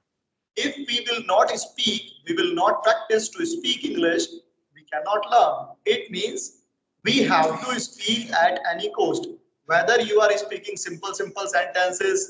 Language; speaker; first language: English; non-native, local second language; Hindi